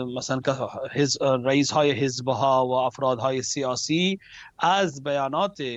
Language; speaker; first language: Persian; non-native, fluent; Urdu